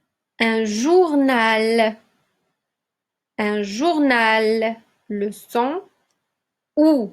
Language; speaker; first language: French; non-native, local second language; Arabic